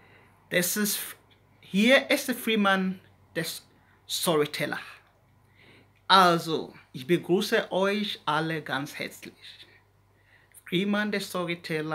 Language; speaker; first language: German; non-native, learner; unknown